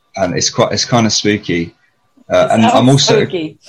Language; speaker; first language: English; native; English